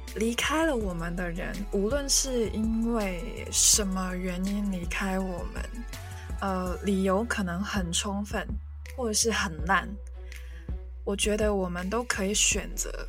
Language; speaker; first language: Chinese; non-native, local second language; Cantonese